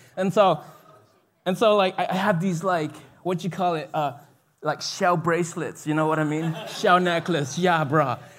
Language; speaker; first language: English; early bilingual, other home language; Vietnamese